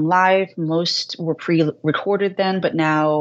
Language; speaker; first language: English; native; English